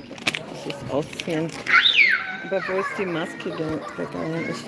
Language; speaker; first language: German; non-native, learner; English